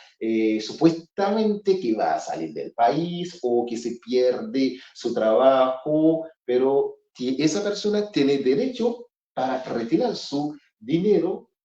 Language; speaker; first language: Spanish; non-native, fluent; Haitian Creole